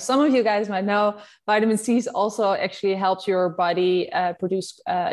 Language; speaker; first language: English; non-native, fluent; Dutch